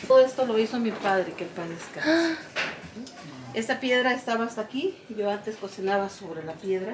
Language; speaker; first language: Spanish; native; Spanish